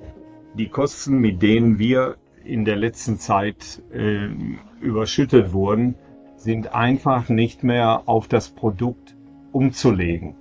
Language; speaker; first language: German; native; German